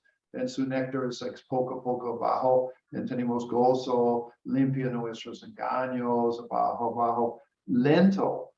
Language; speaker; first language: Spanish; non-native, learner; English